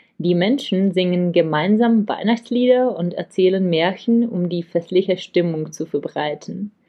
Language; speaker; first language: German; non-native, fluent; Czech